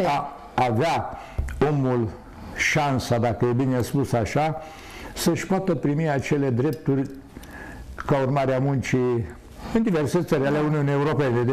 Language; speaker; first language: Romanian; native; Romanian